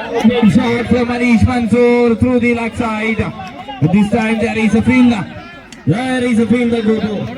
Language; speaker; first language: English; non-native, local second language; Malayalam